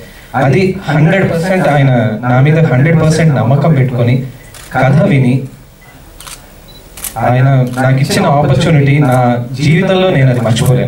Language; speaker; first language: Telugu; native; Telugu